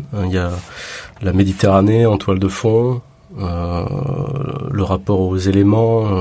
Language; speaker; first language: French; native; French